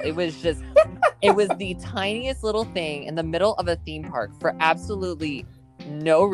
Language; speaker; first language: English; native; English